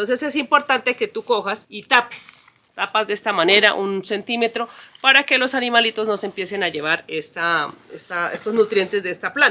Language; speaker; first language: Spanish; native; Spanish